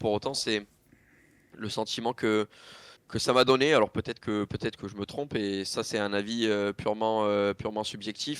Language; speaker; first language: French; native; French